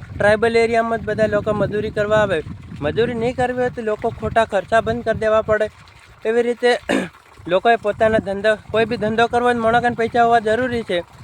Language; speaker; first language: Gujarati; non-native, local second language; Bhili